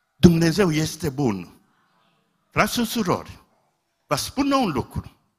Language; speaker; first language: Romanian; non-native, fluent; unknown